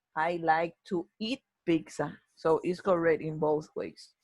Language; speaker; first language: English; non-native, fluent; Spanish